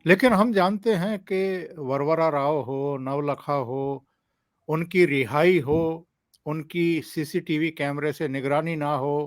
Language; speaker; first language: Hindi; native; Hindi